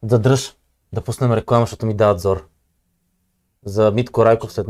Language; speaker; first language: Bulgarian; native; Bulgarian